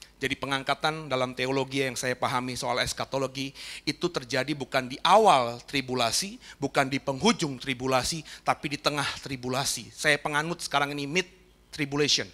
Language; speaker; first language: Indonesian; native; Indonesian